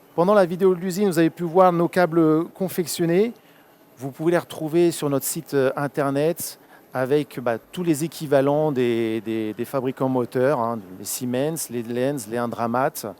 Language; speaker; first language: French; native; French